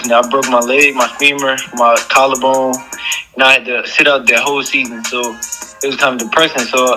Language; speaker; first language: English; native; English